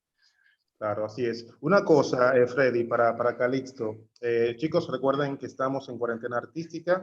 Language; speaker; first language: Spanish; native; Spanish